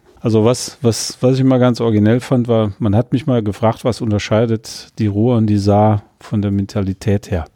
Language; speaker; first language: German; native; German